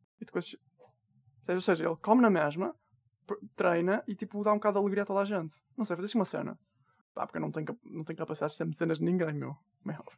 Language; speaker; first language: Portuguese; native; Portuguese